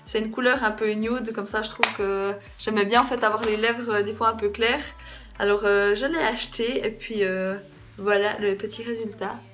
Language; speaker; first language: French; native; French